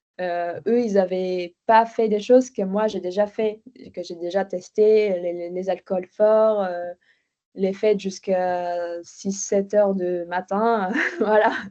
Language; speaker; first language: French; non-native, fluent; Bulgarian